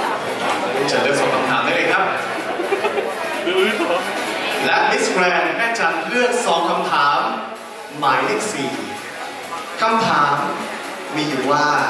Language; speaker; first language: Thai; native; Thai